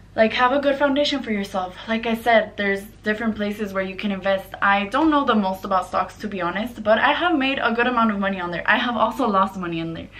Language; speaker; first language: English; native; English